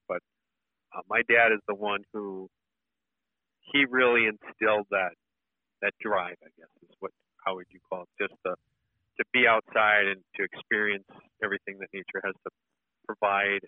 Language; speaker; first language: English; native; English